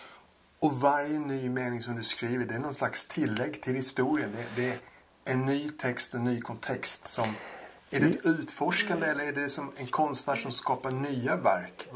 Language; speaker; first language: Swedish; native; Swedish